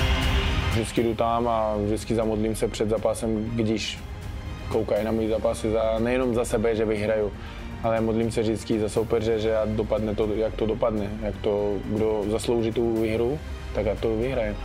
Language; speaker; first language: Czech; non-native, fluent; Uzbek